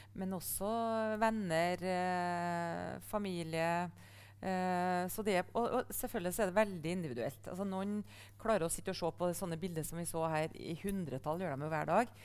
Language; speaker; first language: Norwegian; native; Norwegian